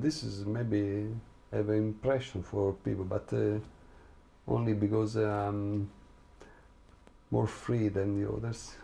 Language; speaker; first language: English; non-native, learner; Italian